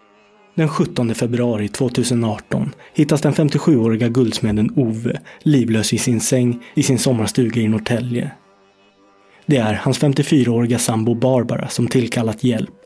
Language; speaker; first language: Swedish; native; Swedish